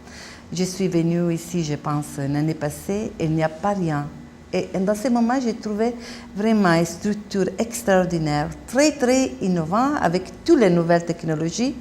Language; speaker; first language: French; non-native, learner; Italian